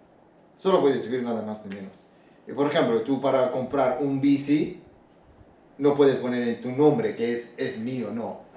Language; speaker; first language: Spanish; non-native, learner; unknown